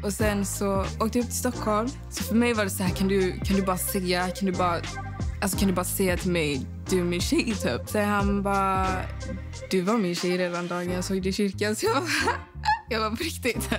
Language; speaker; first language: Swedish; early bilingual, other home language; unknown